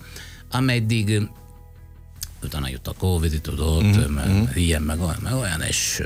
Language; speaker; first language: Hungarian; non-native, fluent; Italian